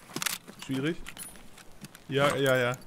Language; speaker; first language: German; native; German